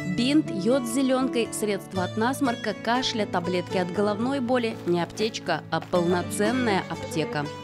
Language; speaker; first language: Russian; native; Russian